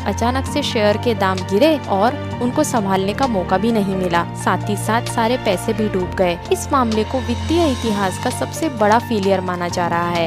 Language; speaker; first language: Hindi; native; Hindi